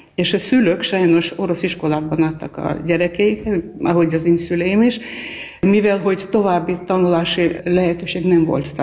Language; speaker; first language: Hungarian; non-native, fluent; Armenian